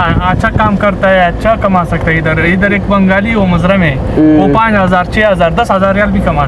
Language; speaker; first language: Hindi; non-native, fluent; Pashto